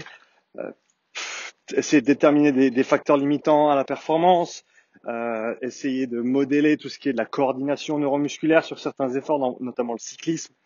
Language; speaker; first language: French; native; French